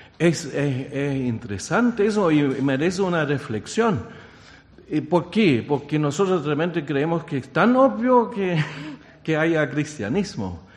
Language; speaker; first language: Spanish; non-native, fluent; German